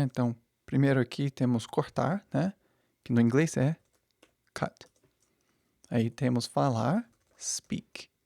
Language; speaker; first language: Portuguese; non-native, fluent; English